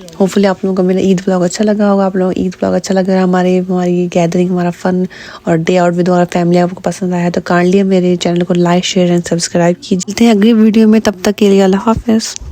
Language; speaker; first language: Urdu; native; Urdu